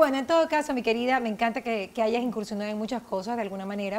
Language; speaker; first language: Spanish; native; Spanish